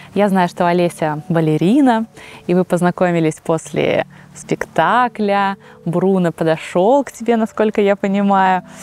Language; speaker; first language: Russian; native; Russian